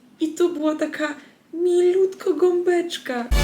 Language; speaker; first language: Polish; non-native, fluent; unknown